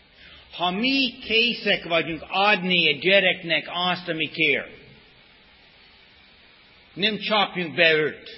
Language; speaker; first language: Hungarian; non-native, fluent; English